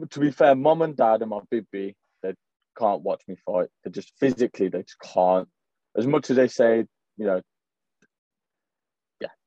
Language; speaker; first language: English; native; English